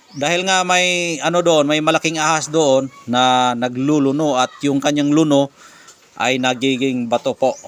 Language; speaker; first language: Filipino; non-native, local second language; Cebuano